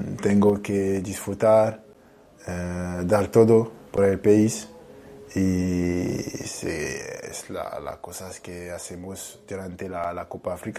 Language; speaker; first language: Spanish; non-native, fluent; French